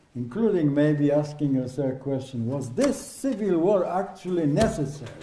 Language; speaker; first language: English; non-native, fluent; Polish